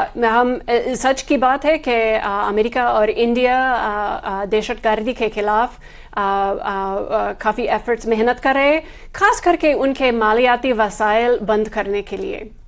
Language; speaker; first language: Hindi; non-native, fluent; English